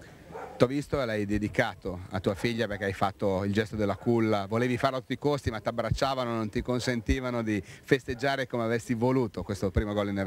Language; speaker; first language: Italian; native; Italian